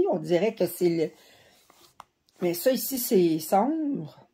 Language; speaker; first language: French; native; French